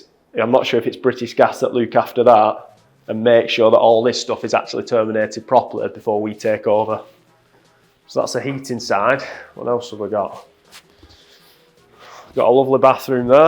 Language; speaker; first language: English; native; English